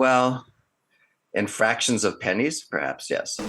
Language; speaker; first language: English; native; English